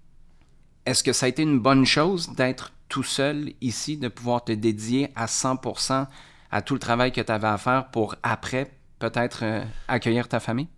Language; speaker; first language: French; native; French